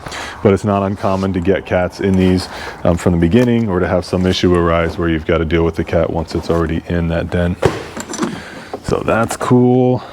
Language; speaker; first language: English; native; English